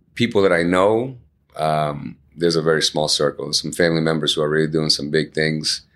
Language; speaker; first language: English; early bilingual, other home language; Spanish